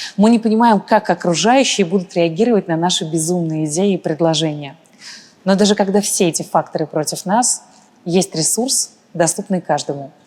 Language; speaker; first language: Russian; early bilingual, other home language; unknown